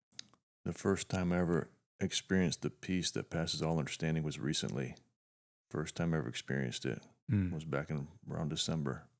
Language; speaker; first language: English; native; English